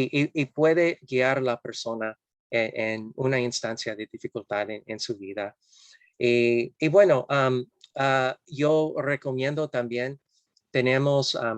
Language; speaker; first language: Spanish; non-native, fluent; English